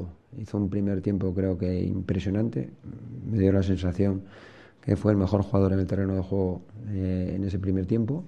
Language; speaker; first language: Spanish; native; Spanish